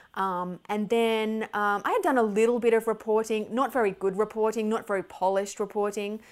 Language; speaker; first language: English; native; English